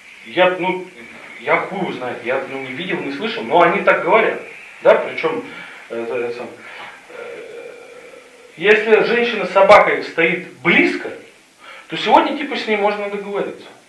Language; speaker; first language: Russian; native; Russian